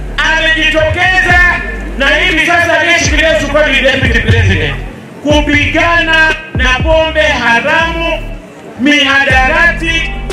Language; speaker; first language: Swahili; native; Swahili